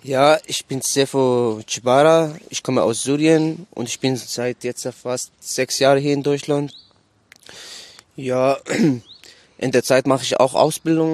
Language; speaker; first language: German; non-native, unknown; Arabic